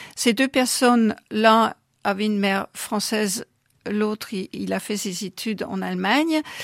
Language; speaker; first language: French; non-native, fluent; German